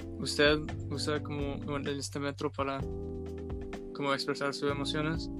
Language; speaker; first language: Spanish; early bilingual, heritage; Spanish